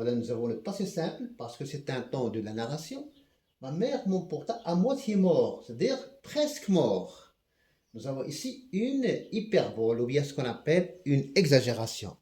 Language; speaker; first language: French; non-native, local second language; Arabic